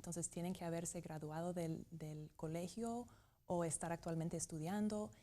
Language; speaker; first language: Spanish; non-native, fluent; English